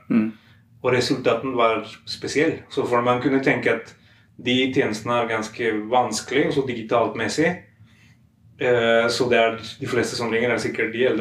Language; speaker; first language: Norwegian; non-native, fluent; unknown